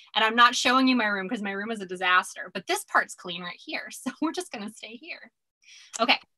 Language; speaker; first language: English; native; English